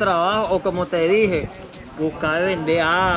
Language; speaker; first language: Spanish; native; Spanish